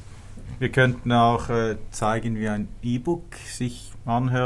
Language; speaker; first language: German; non-native, fluent; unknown